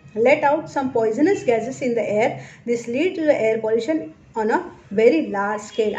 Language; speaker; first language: English; non-native, local second language; Marathi